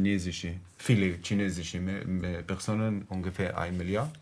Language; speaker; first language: German; non-native, learner; Arabic